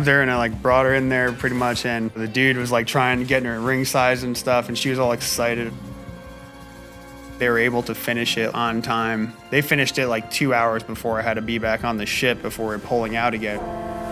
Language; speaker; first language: English; native; English